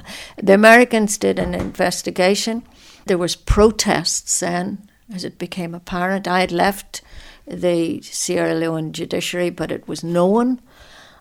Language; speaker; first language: English; native; English